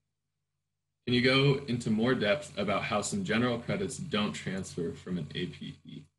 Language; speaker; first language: English; native; English